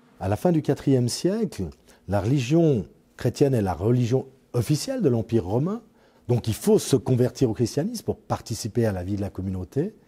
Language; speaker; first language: French; native; French